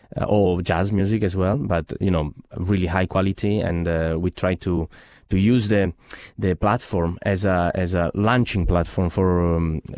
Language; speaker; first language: English; non-native, fluent; Italian